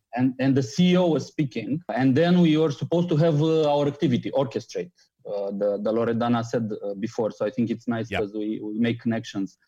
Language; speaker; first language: English; non-native, fluent; Romanian